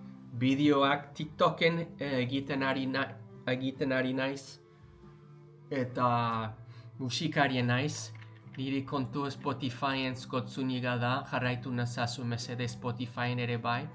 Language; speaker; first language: Basque; non-native, learner; English